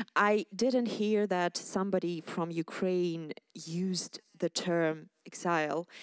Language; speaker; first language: English; non-native, fluent; Ukrainian